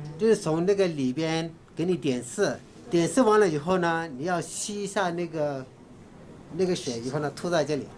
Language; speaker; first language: Chinese; non-native, fluent; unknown